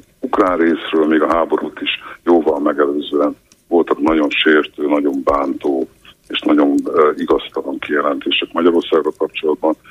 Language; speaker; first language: Hungarian; native; Hungarian